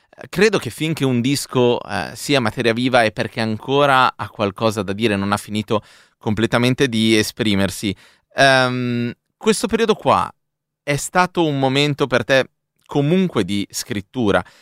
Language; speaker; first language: Italian; native; Italian